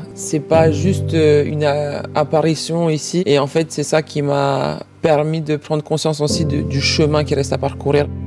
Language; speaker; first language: French; early bilingual, other home language; Croatian